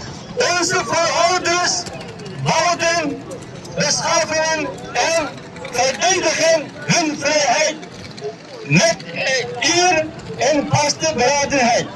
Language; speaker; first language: Dutch; non-native, fluent; Uyghur